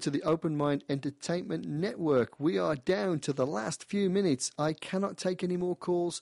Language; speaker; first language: English; native; English